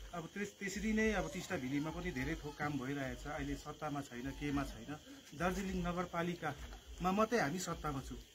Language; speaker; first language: Nepali; native; Nepali